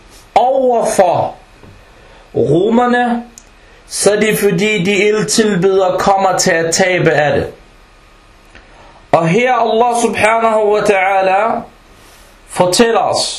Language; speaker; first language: Danish; early bilingual, other home language; Arabic